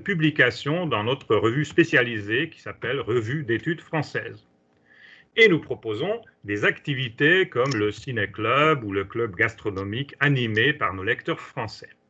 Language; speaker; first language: French; non-native, fluent; Hungarian